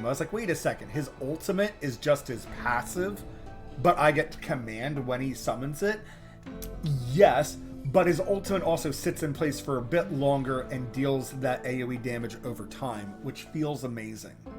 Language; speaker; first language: English; native; English